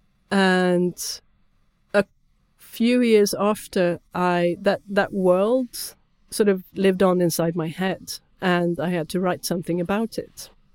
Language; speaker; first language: English; non-native, fluent; Swedish